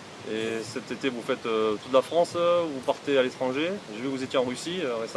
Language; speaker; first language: French; native; French